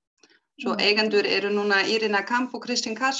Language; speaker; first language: Icelandic; non-native, learner; German